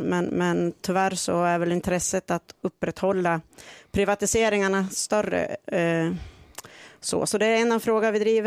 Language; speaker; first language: Swedish; native; Swedish